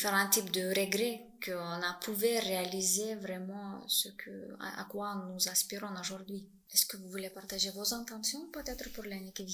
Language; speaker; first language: French; non-native, fluent; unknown